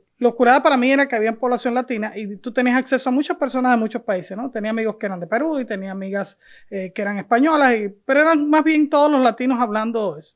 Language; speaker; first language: Spanish; native; Spanish